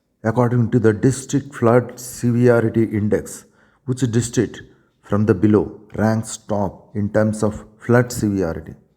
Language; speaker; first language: English; non-native, local second language; Telugu